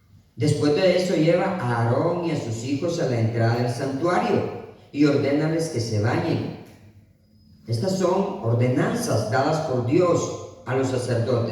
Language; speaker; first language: Spanish; native; Spanish